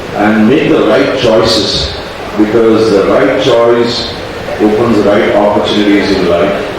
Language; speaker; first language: English; non-native, local second language; Kannada